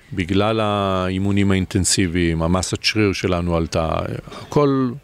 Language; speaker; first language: Hebrew; native; Hebrew